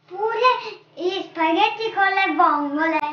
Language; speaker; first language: Italian; early bilingual, other home language; Russian